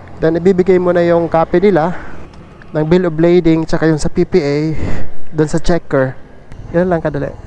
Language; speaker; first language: Filipino; non-native, local second language; Bikol